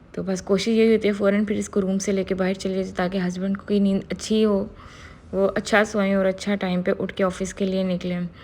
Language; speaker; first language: Urdu; native; Urdu